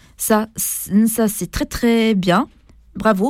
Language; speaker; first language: French; native; French